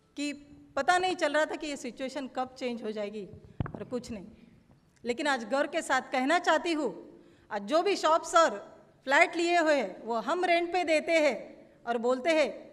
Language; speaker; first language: Hindi; non-native, local second language; Marathi